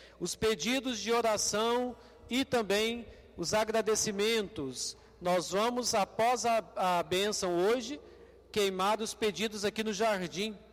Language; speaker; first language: Portuguese; native; Portuguese